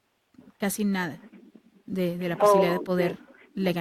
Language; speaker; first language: Spanish; native; Spanish